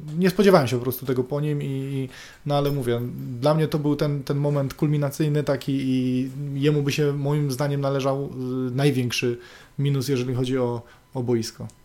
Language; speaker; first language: Polish; native; Polish